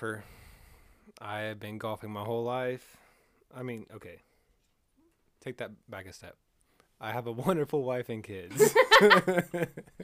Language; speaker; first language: English; native; English